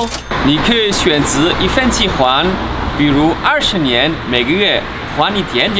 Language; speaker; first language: Chinese; non-native, fluent; German